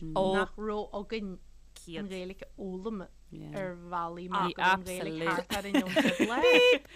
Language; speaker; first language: Irish; native; Irish